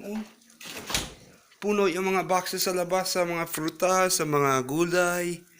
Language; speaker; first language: Filipino; non-native, learner; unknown